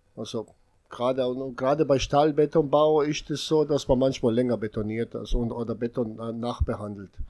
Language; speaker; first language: German; non-native, fluent; Serbian